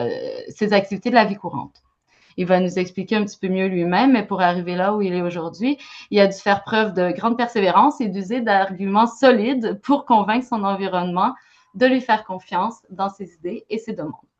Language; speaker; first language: French; native; French